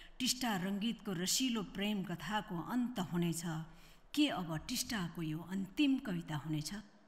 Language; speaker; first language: Nepali; native; Nepali